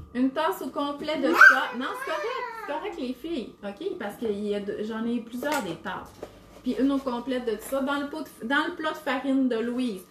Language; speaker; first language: French; native; French